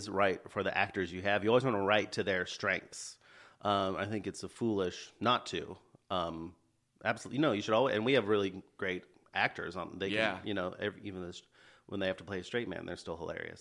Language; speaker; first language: English; native; English